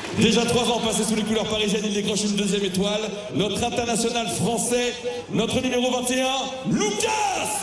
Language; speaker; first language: French; native; French